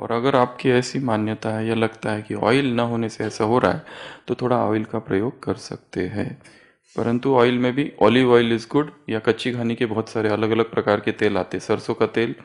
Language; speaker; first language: Hindi; native; Hindi